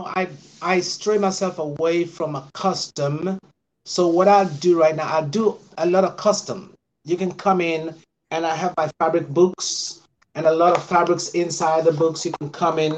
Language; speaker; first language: English; non-native, local second language; Krio